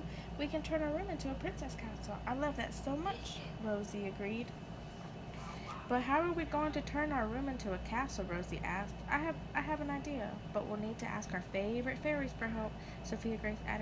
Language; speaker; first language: English; native; English